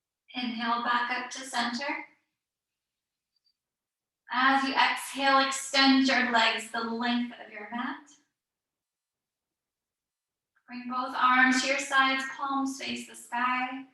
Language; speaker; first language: English; native; English